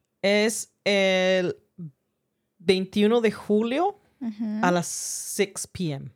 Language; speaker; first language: Spanish; early bilingual, heritage; Spanish